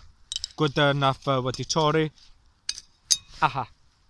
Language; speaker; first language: Welsh; non-native, learner; English